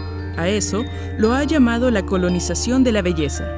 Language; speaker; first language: Spanish; native; Spanish